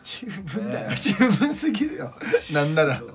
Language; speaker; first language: Japanese; native; Japanese